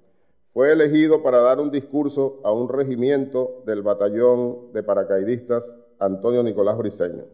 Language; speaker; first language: Spanish; native; Spanish